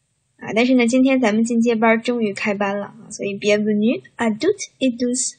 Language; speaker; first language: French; non-native, fluent; Chinese